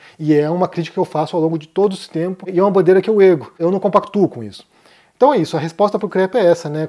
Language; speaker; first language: Portuguese; native; Portuguese